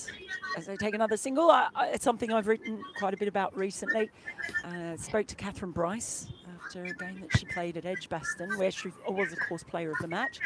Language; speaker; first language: English; native; English